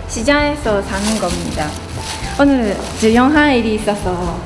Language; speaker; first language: Korean; non-native, fluent; Japanese